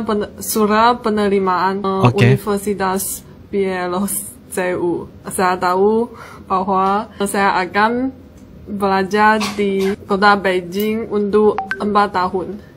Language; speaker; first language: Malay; non-native, learner; Chinese